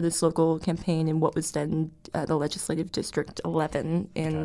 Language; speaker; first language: English; native; English